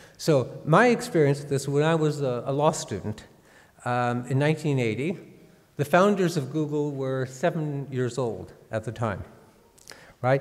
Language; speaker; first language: English; native; English